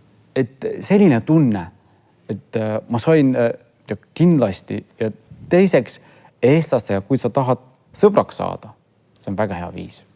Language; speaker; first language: Estonian; non-native, fluent; Kurdish